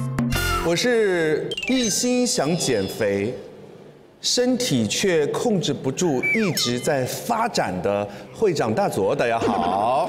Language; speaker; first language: Chinese; native; Chinese